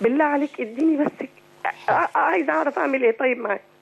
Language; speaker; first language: Arabic; native; Arabic